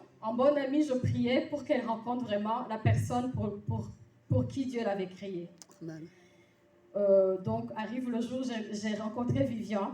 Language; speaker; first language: French; native; French